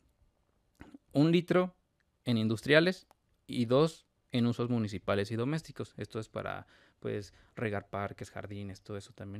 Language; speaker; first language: Spanish; native; Spanish